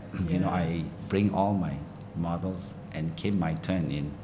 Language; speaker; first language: English; non-native, local second language; Min Nan Chinese